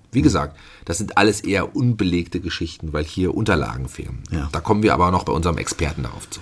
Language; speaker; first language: German; native; German